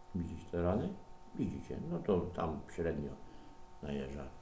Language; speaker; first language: Polish; native; Polish